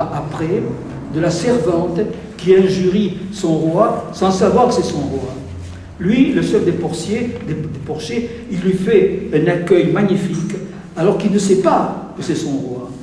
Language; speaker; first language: French; native; French